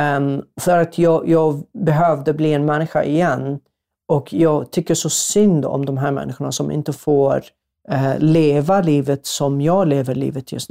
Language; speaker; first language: Swedish; non-native, fluent; Arabic